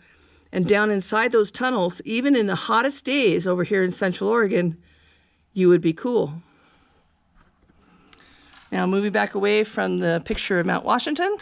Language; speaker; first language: English; native; English